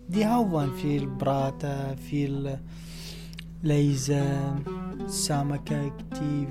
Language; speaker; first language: Dutch; non-native, learner; Arabic